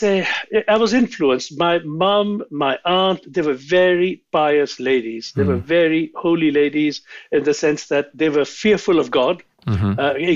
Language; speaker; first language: English; non-native, local second language; Sindhi